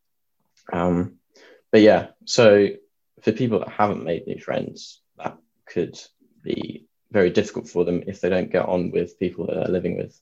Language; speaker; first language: English; native; English